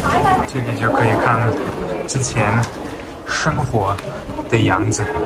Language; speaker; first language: Chinese; non-native, fluent; German